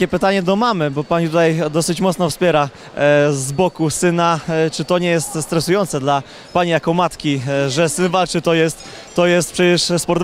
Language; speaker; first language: Polish; native; Polish